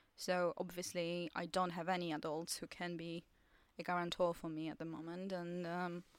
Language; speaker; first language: English; non-native, fluent; Polish